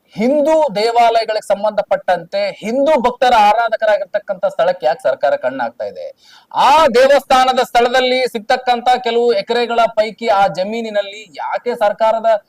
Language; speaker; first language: Kannada; native; Kannada